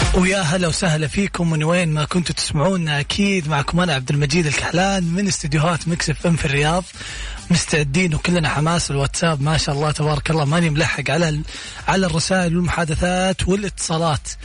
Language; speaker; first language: Arabic; native; Arabic